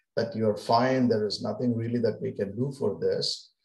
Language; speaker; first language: English; non-native, local second language; Kannada